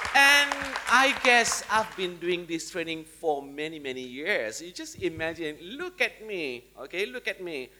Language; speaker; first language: English; non-native, local second language; Malay